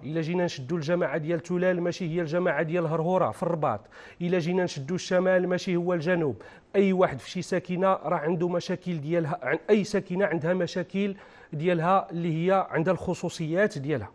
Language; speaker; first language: Arabic; native; Arabic